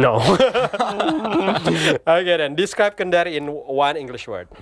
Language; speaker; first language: English; non-native, fluent; Indonesian